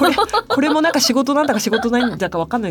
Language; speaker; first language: Japanese; native; Japanese